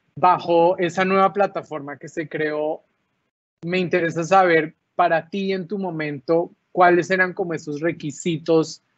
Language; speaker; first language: Spanish; native; Spanish